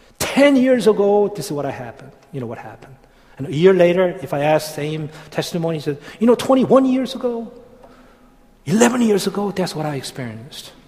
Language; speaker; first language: English; non-native, fluent; Korean